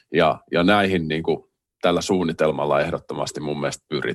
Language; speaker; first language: Finnish; native; Finnish